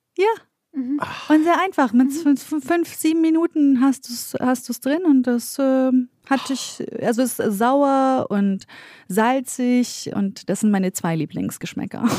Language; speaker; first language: German; early bilingual, other home language; Kurdish